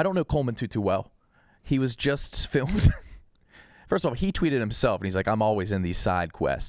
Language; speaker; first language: English; native; English